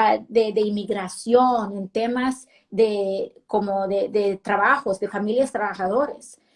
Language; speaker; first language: Spanish; early bilingual, heritage; Spanish